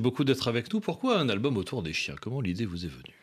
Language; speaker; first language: French; native; French